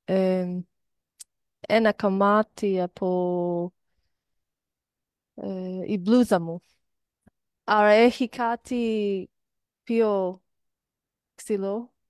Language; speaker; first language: Greek; non-native, learner; English